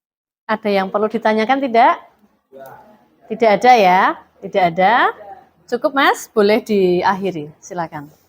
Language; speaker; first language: Indonesian; native; Indonesian